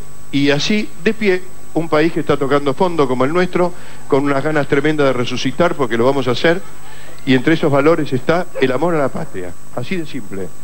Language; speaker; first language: Spanish; native; Spanish